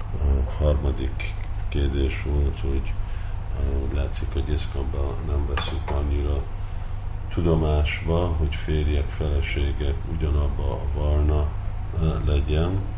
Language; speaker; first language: Hungarian; early bilingual, heritage; Hungarian